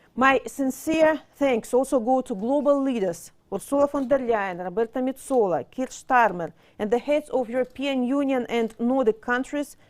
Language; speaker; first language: English; non-native, fluent; Russian